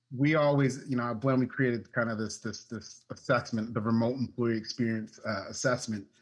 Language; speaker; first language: English; native; English